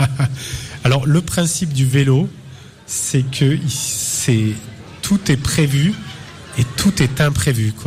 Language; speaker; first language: French; native; French